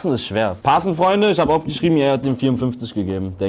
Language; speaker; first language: German; native; German